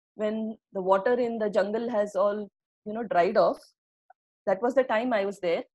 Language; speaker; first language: English; non-native, local second language; Marathi